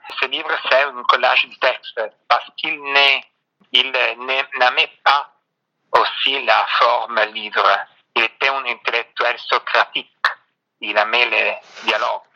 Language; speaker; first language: French; non-native, fluent; Italian